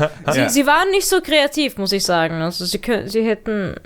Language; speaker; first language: German; early bilingual, other home language; Arabic